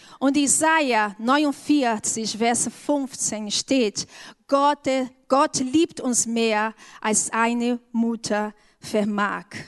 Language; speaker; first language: German; non-native, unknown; Portuguese